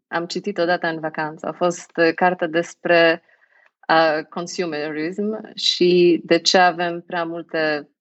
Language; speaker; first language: Romanian; non-native, fluent; Polish